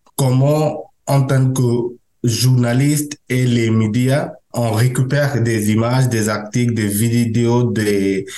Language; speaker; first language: French; non-native, learner; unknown